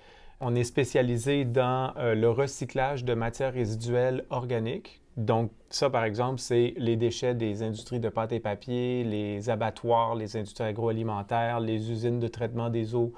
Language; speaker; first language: French; native; French